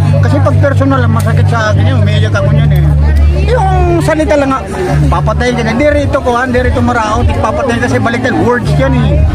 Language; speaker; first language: Filipino; non-native, local second language; Waray